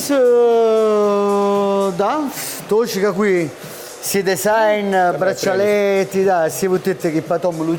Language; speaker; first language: Russian; non-native, learner; Italian